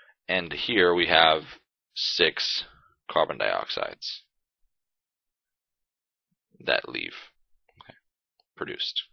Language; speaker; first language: English; native; English